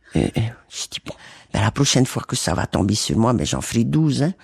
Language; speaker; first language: French; native; French